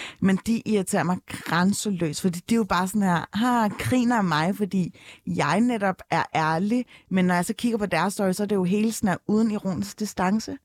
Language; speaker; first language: Danish; native; Danish